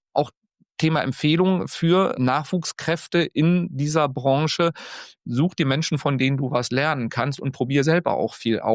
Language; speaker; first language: German; native; German